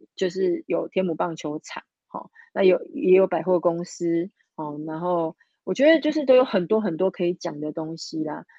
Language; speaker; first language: Chinese; native; Chinese